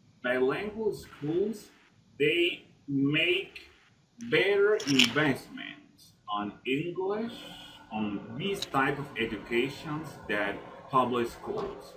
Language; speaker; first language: English; non-native, fluent; Spanish